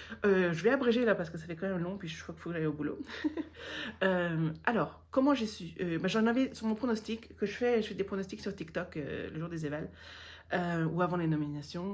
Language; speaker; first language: French; native; French